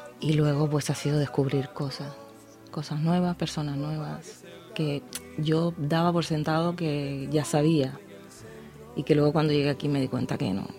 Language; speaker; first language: Spanish; native; Spanish